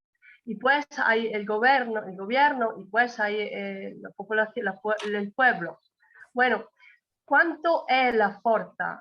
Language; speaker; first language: Spanish; non-native, learner; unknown